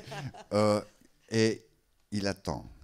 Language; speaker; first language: French; non-native, learner; English